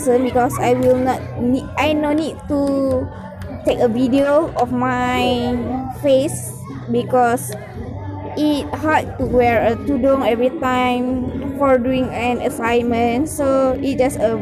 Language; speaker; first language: English; non-native, local second language; Malay